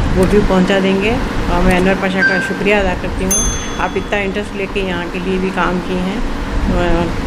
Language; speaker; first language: Hindi; non-native, local second language; Urdu